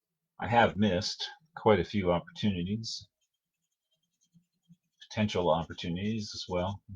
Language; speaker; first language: English; native; English